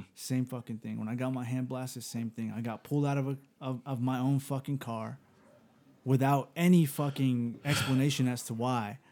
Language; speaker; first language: English; native; English